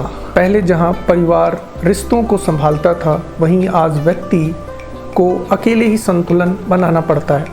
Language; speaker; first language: Hindi; native; Hindi